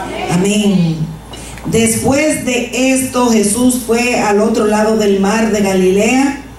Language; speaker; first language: Spanish; native; Spanish